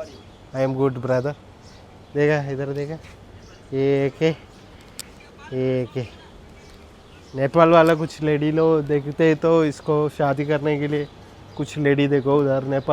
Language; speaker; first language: Hindi; non-native, learner; Malayalam